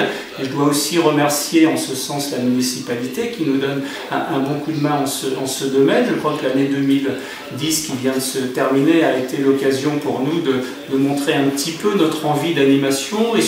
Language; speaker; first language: French; native; French